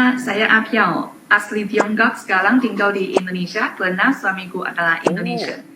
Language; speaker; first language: Indonesian; non-native, fluent; Chinese